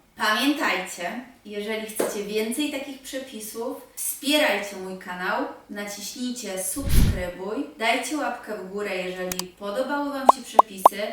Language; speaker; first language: Polish; native; Polish